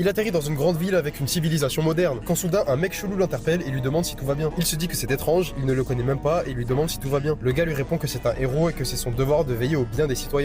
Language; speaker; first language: French; native; French